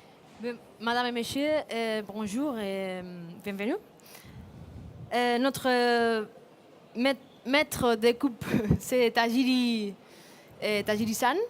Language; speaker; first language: French; non-native, fluent; Spanish